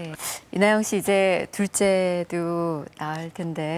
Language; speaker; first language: Korean; native; Korean